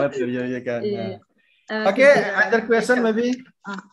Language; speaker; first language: English; non-native, fluent; Indonesian